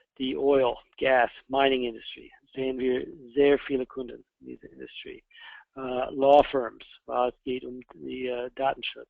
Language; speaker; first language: German; non-native, fluent; English